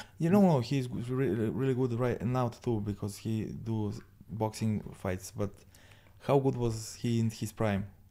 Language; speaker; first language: English; non-native, learner; Serbian